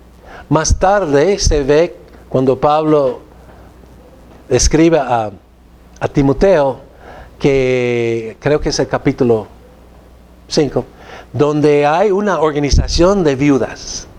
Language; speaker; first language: Spanish; non-native, fluent; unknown